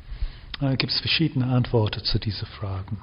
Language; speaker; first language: German; non-native, fluent; English